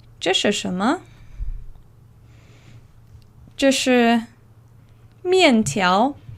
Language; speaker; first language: Chinese; non-native, fluent; English